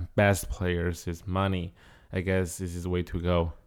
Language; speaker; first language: English; non-native, fluent; Chinese